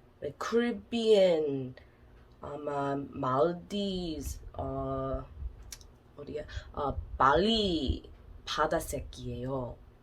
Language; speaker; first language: Korean; non-native, learner; English